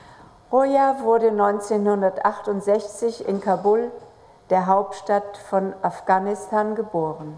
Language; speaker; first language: German; native; German